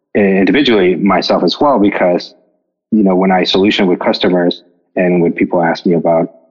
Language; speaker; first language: English; non-native, fluent; Spanish